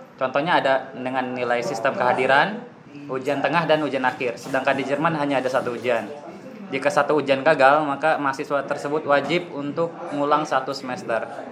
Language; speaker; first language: Indonesian; native; Indonesian